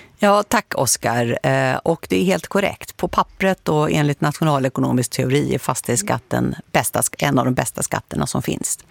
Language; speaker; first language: Swedish; native; Swedish